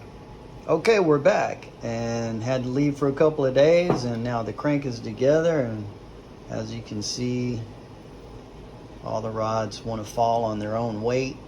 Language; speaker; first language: English; native; English